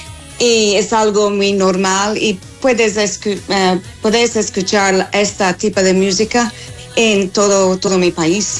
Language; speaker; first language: Spanish; non-native, fluent; English